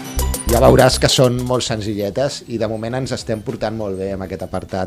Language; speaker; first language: Catalan; native; Catalan